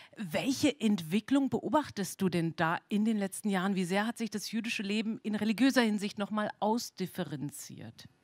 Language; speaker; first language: German; native; German